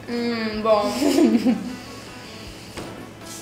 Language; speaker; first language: Portuguese; native; Portuguese